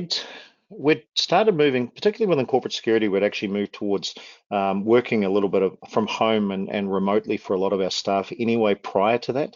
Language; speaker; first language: English; native; English